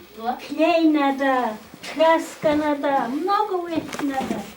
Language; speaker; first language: Russian; non-native, local second language; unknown